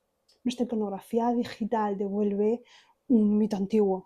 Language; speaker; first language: Spanish; native; Spanish